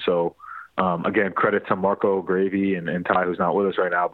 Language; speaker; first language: English; native; English